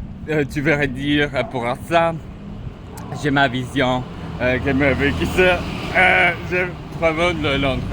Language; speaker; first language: French; non-native, learner; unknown